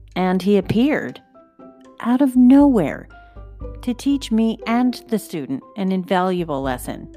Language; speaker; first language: English; native; English